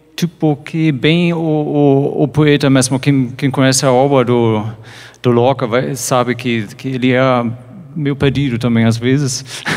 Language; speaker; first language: Portuguese; non-native, fluent; German